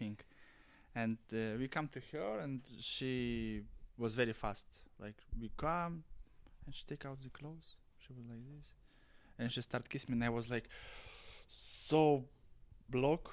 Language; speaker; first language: English; non-native, learner; Russian